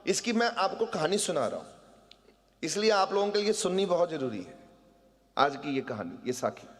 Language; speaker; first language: Hindi; non-native, local second language; Punjabi